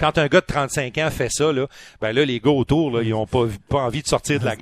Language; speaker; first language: French; native; French